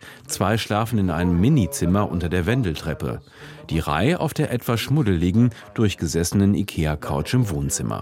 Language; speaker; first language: German; native; German